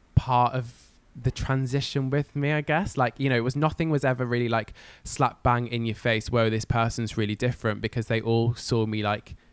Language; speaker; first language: English; native; English